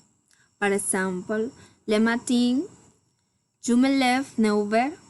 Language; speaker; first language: French; non-native, learner; Spanish